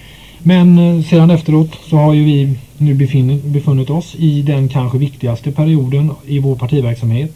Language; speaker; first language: Swedish; native; Swedish